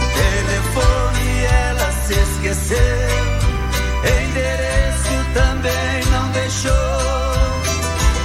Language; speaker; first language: Portuguese; native; Portuguese